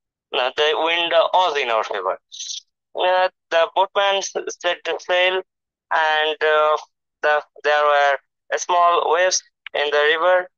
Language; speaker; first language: English; non-native, learner; Bangla